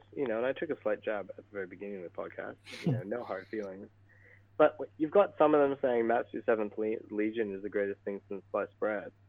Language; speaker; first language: English; native; English